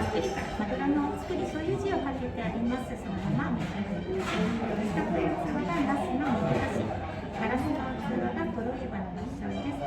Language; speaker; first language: Japanese; native; Japanese